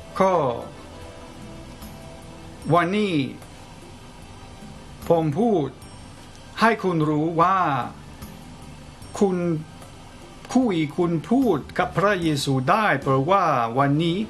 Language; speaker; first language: Thai; non-native, fluent; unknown